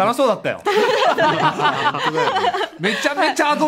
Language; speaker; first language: Japanese; native; Japanese